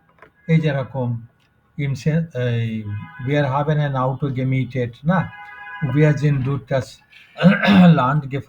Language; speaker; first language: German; non-native, fluent; Bangla